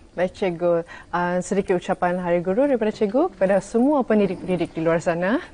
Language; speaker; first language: Malay; native; Malay